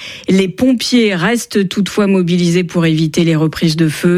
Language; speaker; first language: French; native; French